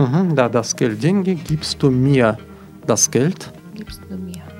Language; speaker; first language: German; non-native, fluent; Russian